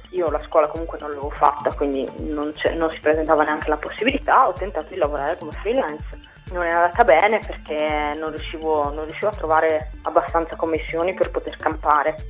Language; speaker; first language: Italian; native; Italian